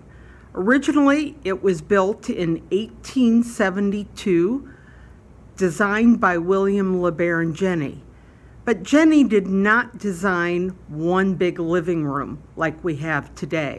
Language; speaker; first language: English; native; English